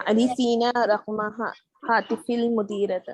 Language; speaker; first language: Arabic; non-native, learner; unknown